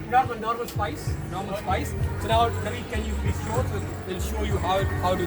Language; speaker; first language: English; non-native, learner; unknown